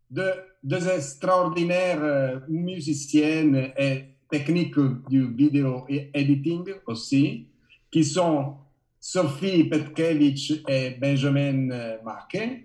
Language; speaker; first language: French; non-native, learner; Italian